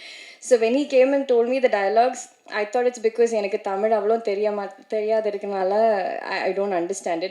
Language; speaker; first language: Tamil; non-native, learner; Malayalam